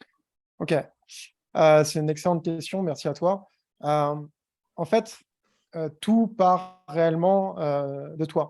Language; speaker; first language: French; native; French